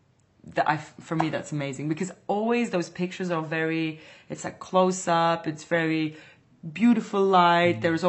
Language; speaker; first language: English; non-native, fluent; Dutch